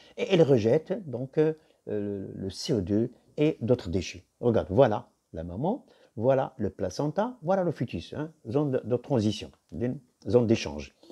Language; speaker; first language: French; non-native, local second language; Arabic